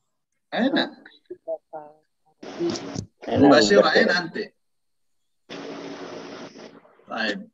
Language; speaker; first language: Arabic; non-native, fluent; Indonesian